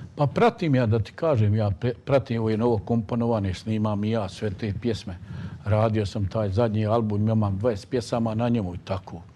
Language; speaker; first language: Bosnian; native; Bosnian